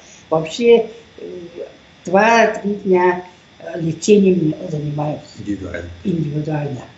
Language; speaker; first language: Russian; non-native, local second language; Tuvinian